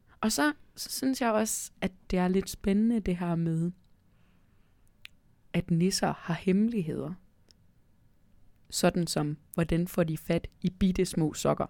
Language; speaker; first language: Danish; native; Danish